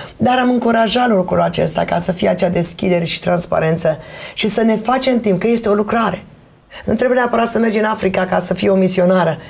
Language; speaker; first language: Romanian; native; Romanian